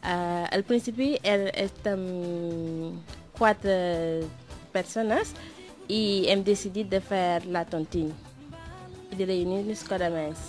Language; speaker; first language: Catalan; non-native, learner; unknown